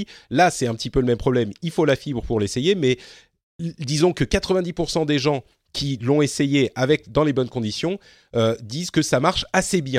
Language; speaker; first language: French; native; French